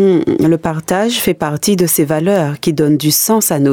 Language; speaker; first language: French; native; French